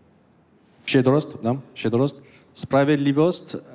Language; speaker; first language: Russian; non-native, learner; French